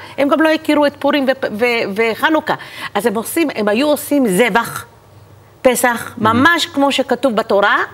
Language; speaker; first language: Hebrew; native; Hebrew